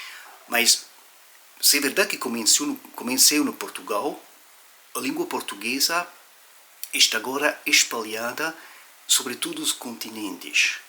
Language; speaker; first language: Portuguese; non-native, fluent; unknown